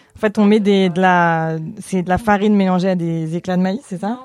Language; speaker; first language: French; native; French